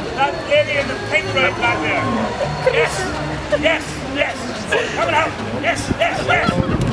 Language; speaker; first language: English; native; English